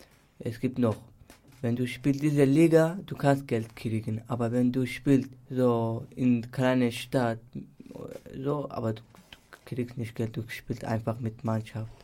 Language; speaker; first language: German; non-native, learner; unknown